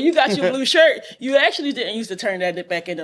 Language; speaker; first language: English; native; English